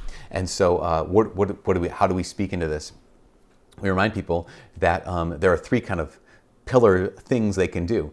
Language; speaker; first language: English; native; English